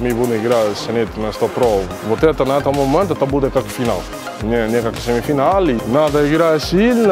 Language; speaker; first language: Russian; non-native, learner; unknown